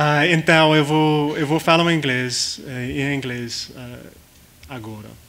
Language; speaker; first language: Portuguese; non-native, learner; English